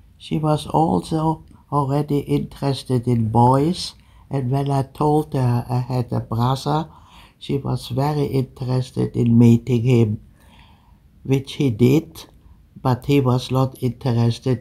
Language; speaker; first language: English; early bilingual, other home language; German